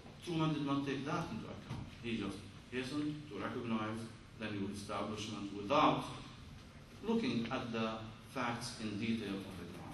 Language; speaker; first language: English; non-native, fluent; Arabic